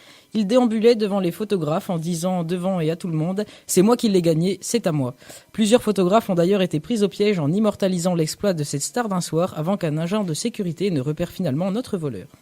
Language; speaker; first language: French; native; French